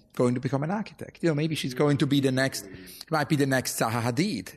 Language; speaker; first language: English; non-native, fluent; German